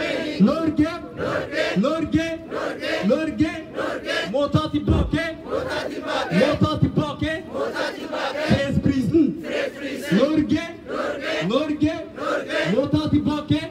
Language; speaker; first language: Norwegian; non-native, learner; Oromo